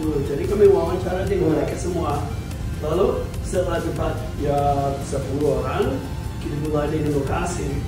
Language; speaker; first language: Indonesian; non-native, fluent; English